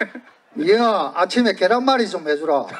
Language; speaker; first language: Korean; native; Korean